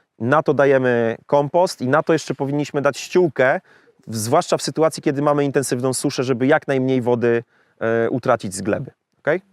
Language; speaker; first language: Polish; native; Polish